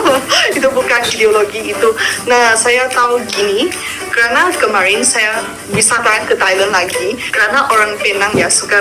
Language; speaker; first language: Indonesian; non-native, fluent; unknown